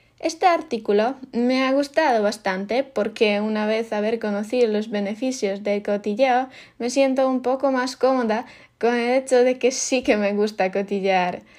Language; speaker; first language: Spanish; non-native, fluent; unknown